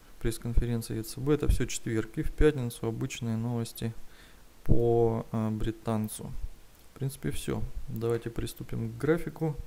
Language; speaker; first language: Russian; native; Russian